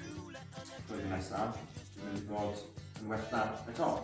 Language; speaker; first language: Welsh; non-native, learner; English